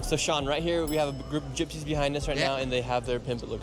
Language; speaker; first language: English; native; English